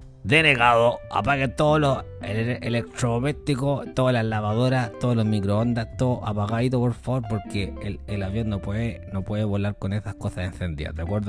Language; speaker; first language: Spanish; native; Spanish